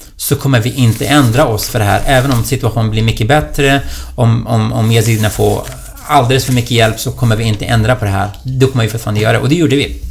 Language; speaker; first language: Swedish; non-native, fluent; Kurdish